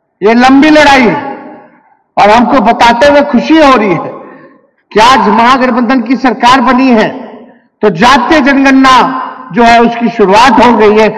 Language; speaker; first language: Hindi; native; Hindi